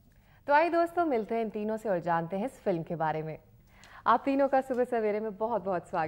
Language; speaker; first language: Hindi; native; Hindi